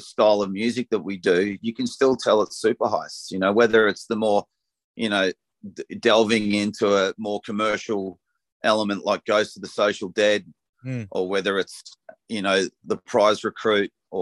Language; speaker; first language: English; native; English